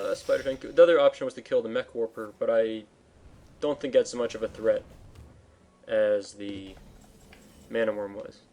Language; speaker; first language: English; native; English